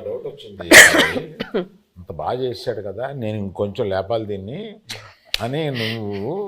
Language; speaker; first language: Telugu; native; Telugu